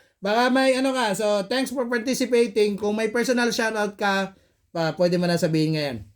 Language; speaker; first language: Filipino; early bilingual, heritage; Filipino